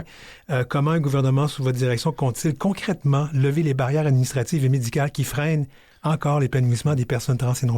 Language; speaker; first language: French; native; French